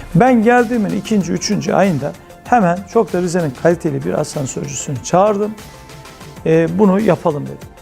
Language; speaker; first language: Turkish; native; Turkish